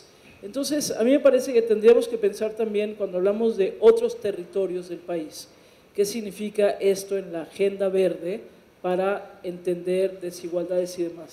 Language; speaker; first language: Spanish; native; Spanish